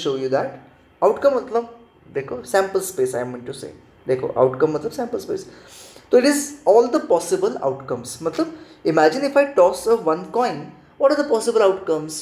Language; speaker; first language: English; non-native, local second language; Hindi